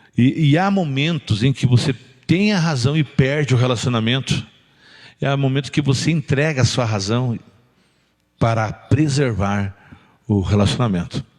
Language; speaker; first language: Portuguese; native; Portuguese